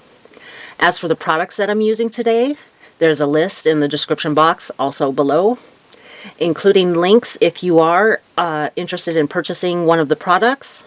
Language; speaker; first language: English; native; English